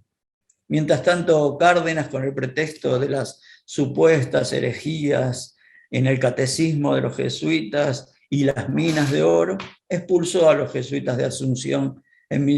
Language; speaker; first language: Spanish; native; Spanish